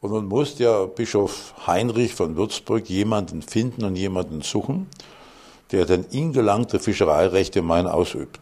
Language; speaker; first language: German; native; German